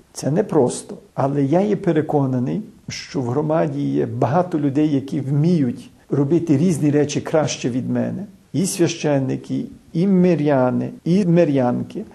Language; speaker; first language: Ukrainian; early bilingual, heritage; Ukrainian